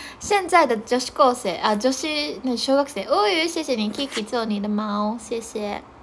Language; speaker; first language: Chinese; early bilingual, heritage; Chinese